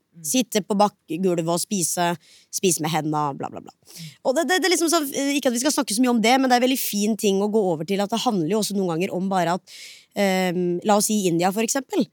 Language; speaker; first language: Norwegian; early bilingual, other home language; Hindi